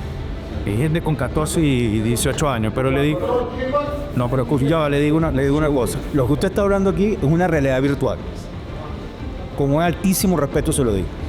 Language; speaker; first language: Spanish; native; Spanish